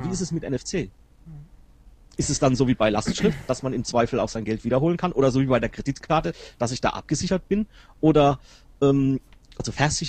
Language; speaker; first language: German; native; German